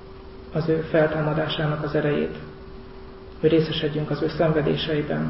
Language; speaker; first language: Hungarian; native; Hungarian